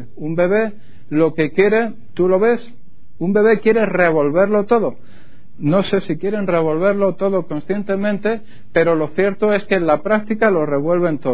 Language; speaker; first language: Spanish; native; Spanish